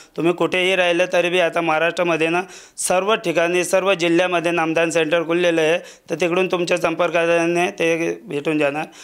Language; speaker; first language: Marathi; non-native, local second language; Lambadi